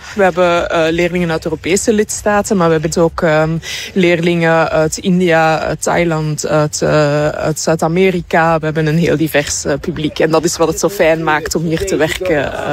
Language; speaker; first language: Dutch; native; Dutch